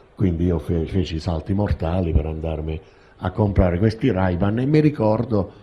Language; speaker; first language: Italian; native; Italian